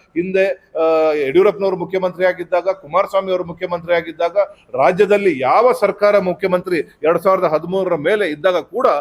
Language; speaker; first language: Kannada; native; Kannada